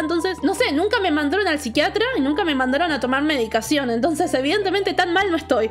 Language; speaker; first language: Spanish; native; Spanish